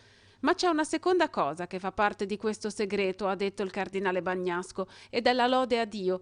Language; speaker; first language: Italian; native; Italian